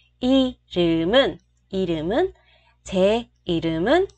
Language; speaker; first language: Korean; non-native, fluent; Vietnamese